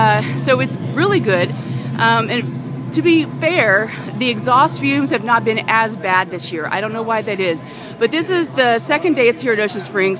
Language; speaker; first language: English; native; English